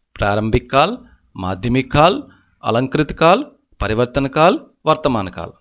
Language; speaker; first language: Hindi; non-native, local second language; Telugu